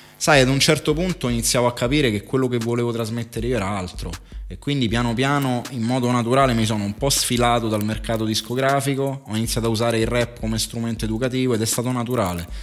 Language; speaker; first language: Italian; native; Italian